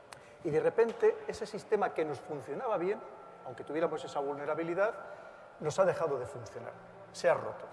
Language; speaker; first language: Spanish; native; Spanish